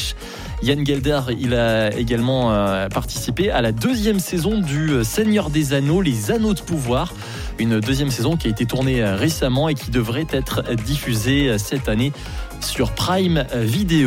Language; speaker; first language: French; native; French